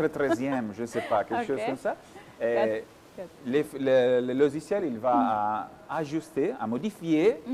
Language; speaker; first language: French; non-native, fluent; Italian